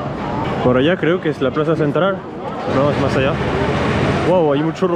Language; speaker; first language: Spanish; non-native, fluent; French